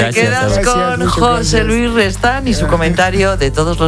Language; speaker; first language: Spanish; native; Spanish